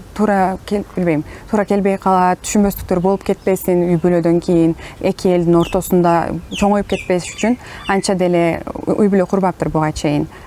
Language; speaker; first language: Kyrgyz; non-native, local second language; Turkish